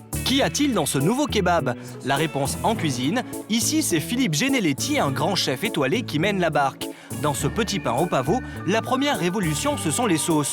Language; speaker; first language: French; native; French